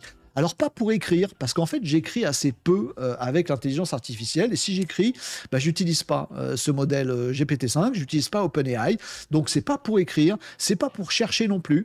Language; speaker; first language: French; native; French